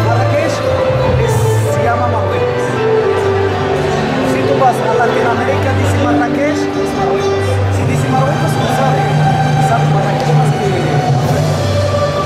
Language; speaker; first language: Spanish; non-native, learner; Arabic